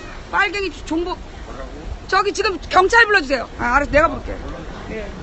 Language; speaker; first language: Korean; native; Korean